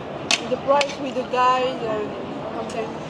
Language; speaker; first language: English; non-native, fluent; French